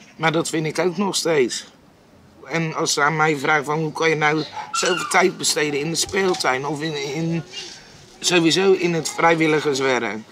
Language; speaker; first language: Dutch; native; Dutch